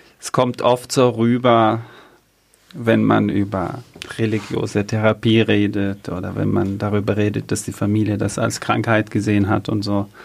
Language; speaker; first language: German; early bilingual, other home language; Arabic